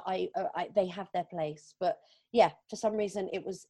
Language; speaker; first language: English; native; English